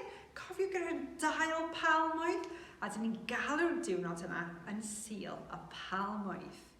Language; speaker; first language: Welsh; non-native, local second language; English